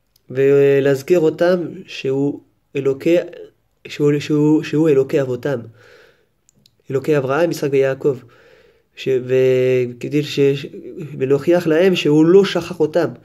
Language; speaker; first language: Hebrew; non-native, fluent; French